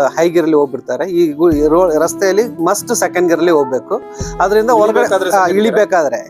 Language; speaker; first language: Kannada; non-native, local second language; Malayalam